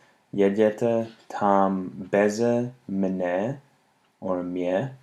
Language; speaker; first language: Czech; non-native, learner; English